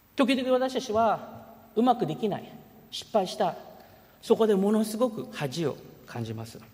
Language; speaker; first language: Japanese; early bilingual, heritage; Japanese